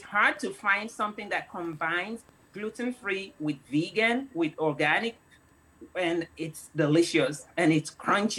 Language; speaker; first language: English; non-native, local second language; Yoruba